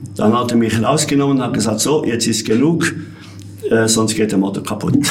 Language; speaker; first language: German; native; German